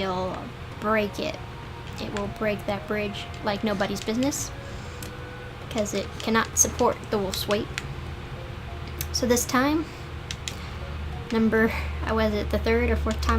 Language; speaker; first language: English; native; English